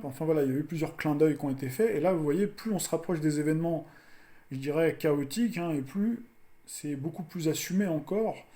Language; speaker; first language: French; native; French